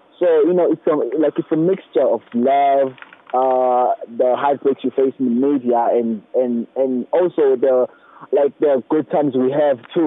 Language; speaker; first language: English; non-native, local second language; Zulu